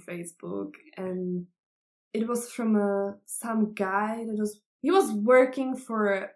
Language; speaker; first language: English; non-native, fluent; Czech